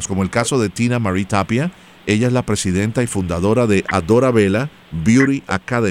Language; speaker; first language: Spanish; native; Spanish